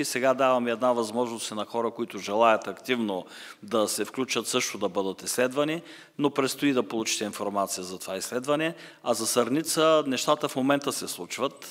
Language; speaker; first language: Bulgarian; native; Bulgarian